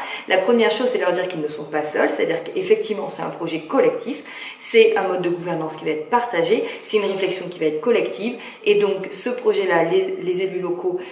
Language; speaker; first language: French; native; French